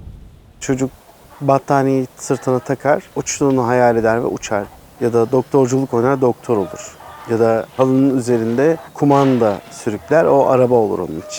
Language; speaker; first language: Turkish; native; Turkish